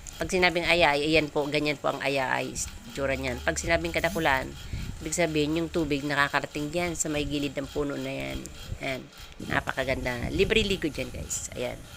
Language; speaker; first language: Filipino; non-native, local second language; Bikol